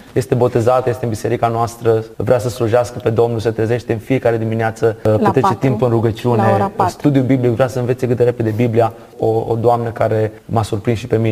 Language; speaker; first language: Romanian; native; Romanian